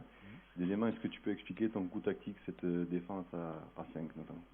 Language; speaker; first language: French; native; French